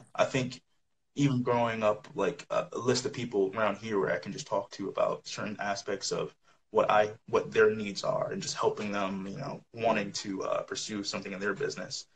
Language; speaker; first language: English; native; English